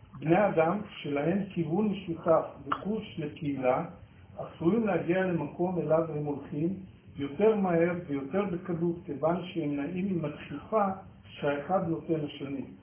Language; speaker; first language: Hebrew; native; Hebrew